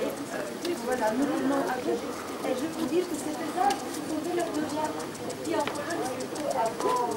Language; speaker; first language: French; non-native, learner; Polish